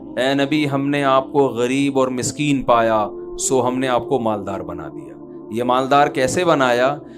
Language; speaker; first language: Urdu; native; Urdu